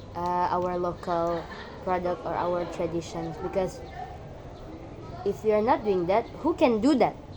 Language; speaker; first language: English; non-native, learner; Indonesian